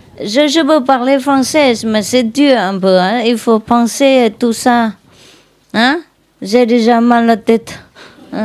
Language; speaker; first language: French; non-native, learner; Vietnamese